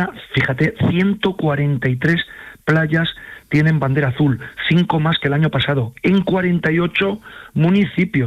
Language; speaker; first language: Spanish; native; Spanish